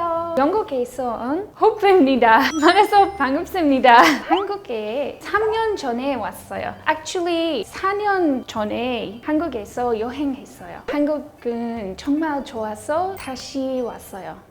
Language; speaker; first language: Korean; non-native, learner; English